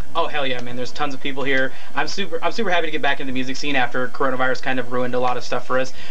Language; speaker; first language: English; native; English